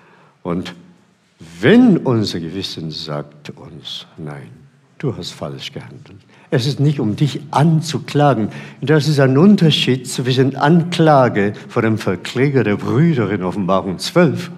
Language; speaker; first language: German; non-native, fluent; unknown